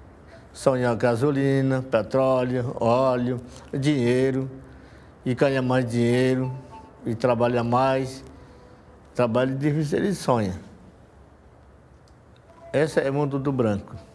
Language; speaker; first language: Portuguese; non-native, local second language; Yanomámi